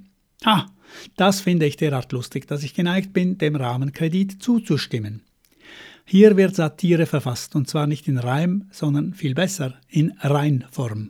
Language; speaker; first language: German; native; German